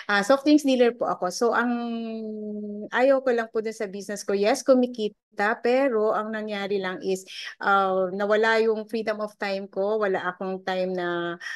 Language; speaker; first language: Filipino; native; Filipino